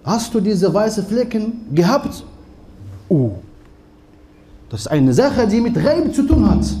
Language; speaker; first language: German; non-native, fluent; Arabic